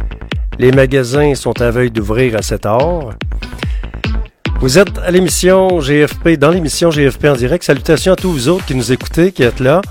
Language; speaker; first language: French; native; French